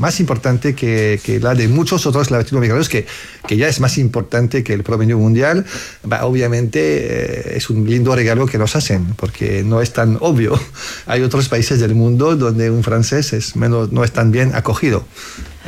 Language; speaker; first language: Spanish; non-native, fluent; French